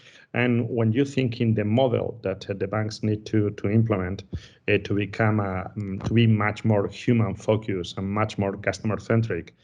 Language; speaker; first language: English; non-native, fluent; Spanish